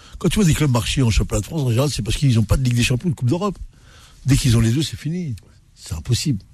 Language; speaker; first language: French; non-native, local second language; Arabic